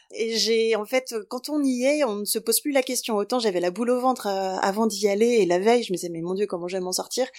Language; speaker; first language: French; native; French